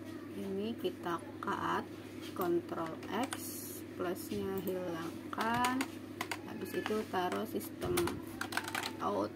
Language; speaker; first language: Indonesian; native; Indonesian